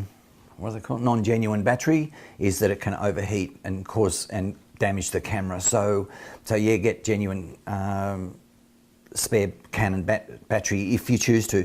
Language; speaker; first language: English; native; English